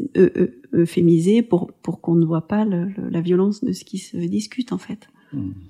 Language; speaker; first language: French; native; French